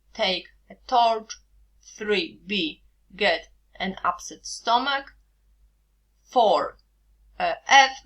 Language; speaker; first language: English; non-native, fluent; Polish